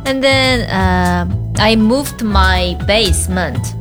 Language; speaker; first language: English; non-native, learner; Korean